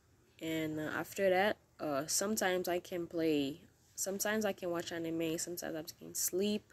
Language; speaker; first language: English; non-native, learner; Haitian Creole